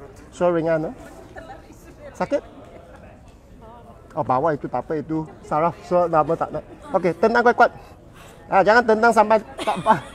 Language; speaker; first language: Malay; non-native, local second language; Cantonese